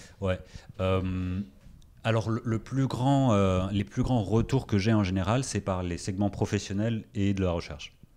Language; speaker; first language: French; early bilingual, other home language; Greek